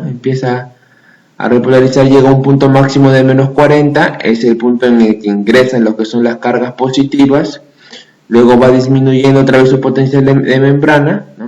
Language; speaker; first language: Spanish; native; Spanish